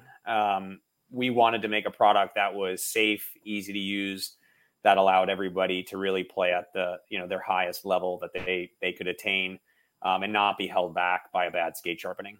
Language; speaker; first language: English; native; English